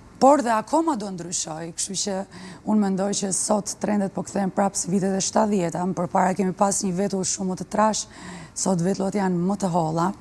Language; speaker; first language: Albanian; early bilingual, heritage; Albanian